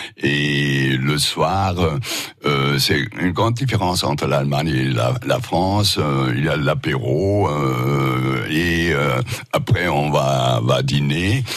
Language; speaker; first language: French; non-native, fluent; German